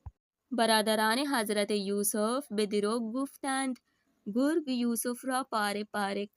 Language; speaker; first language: Persian; non-native, fluent; Urdu